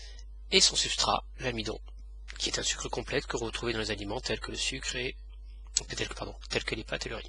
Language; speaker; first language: French; native; French